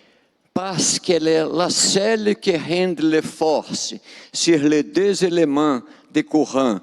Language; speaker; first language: French; non-native, fluent; Portuguese